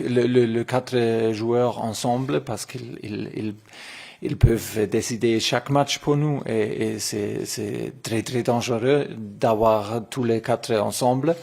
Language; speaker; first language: French; non-native, learner; German